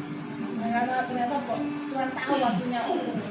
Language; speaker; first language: Indonesian; native; Indonesian